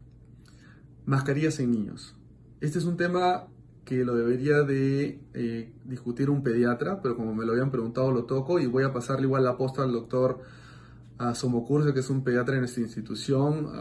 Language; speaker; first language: Spanish; native; Spanish